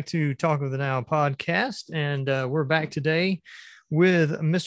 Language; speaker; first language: English; native; English